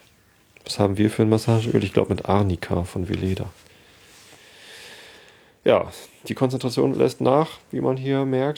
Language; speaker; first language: German; native; German